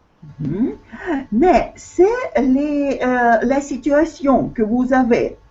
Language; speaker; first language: French; non-native, fluent; Russian